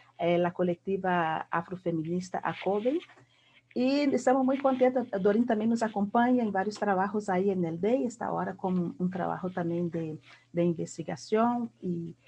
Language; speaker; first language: Spanish; non-native, fluent; Portuguese